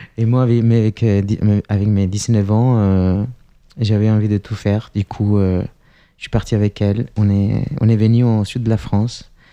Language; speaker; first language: French; non-native, fluent; Spanish